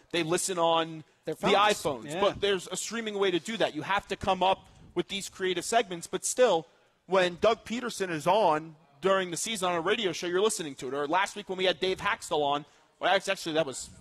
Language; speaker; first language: English; native; English